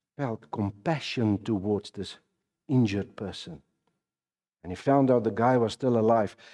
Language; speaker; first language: English; non-native, local second language; Afrikaans